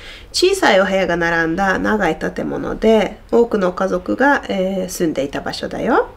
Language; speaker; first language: Japanese; non-native, fluent; Hungarian